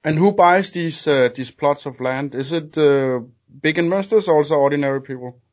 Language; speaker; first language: English; non-native, fluent; Danish